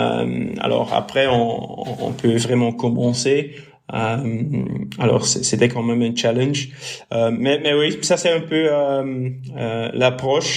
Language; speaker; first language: French; non-native, local second language; Dutch